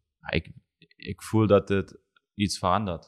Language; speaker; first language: Dutch; non-native, learner; German